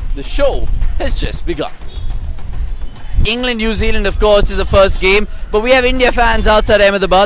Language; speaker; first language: English; non-native, local second language; Hindi